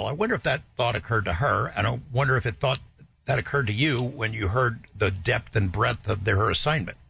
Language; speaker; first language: English; native; English